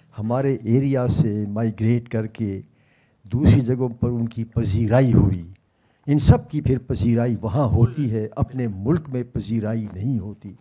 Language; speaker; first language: Urdu; native; Urdu